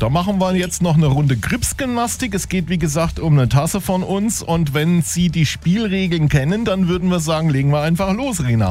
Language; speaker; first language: German; native; German